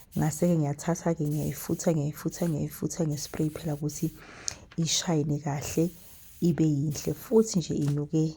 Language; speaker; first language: Zulu; non-native, local second language; Swati